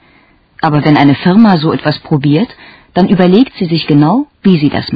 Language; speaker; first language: German; native; German